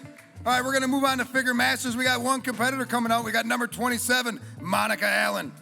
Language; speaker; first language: English; native; English